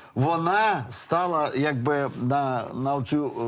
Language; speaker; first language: Ukrainian; native; Ukrainian